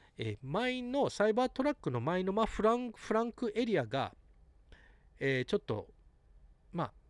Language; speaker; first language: Japanese; early bilingual, heritage; English